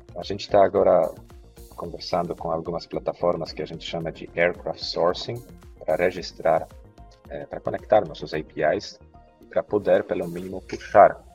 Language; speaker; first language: Portuguese; non-native, fluent; Polish